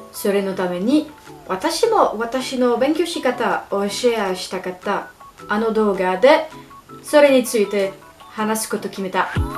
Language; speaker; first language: Japanese; non-native, learner; French